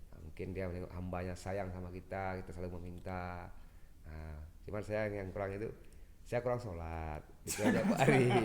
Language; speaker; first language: Indonesian; non-native, local second language; Achinese